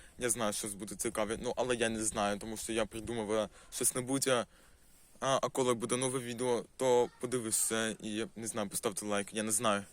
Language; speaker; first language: Ukrainian; non-native, local second language; Russian